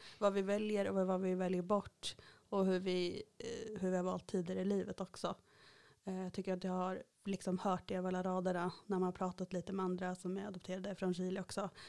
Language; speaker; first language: Swedish; native; Swedish